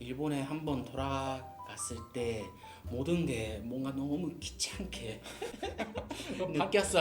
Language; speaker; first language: Korean; non-native, learner; Japanese